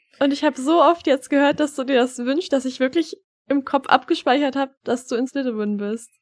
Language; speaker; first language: German; early bilingual, other home language; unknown